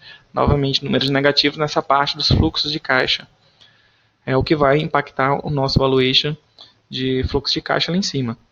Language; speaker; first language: Portuguese; native; Portuguese